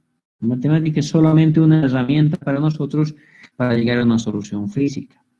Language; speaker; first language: Spanish; native; Spanish